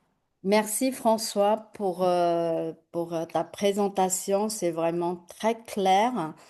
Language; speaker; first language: French; non-native, fluent; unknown